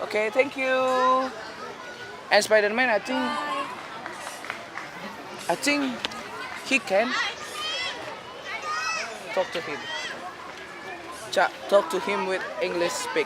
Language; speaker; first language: English; non-native, learner; Indonesian